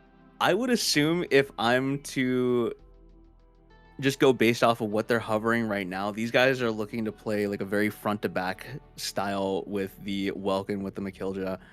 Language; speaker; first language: English; native; English